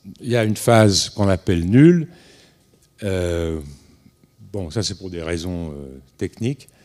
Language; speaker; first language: French; native; French